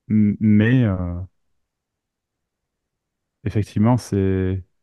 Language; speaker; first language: French; native; French